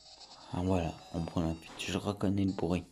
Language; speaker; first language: French; native; French